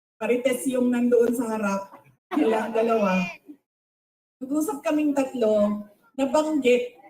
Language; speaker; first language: Filipino; non-native, local second language; Cebuano